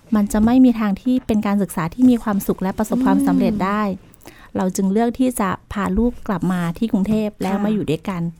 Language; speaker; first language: Thai; native; Thai